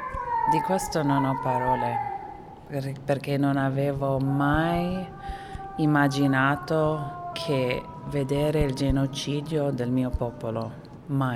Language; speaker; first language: Italian; non-native, fluent; Arabic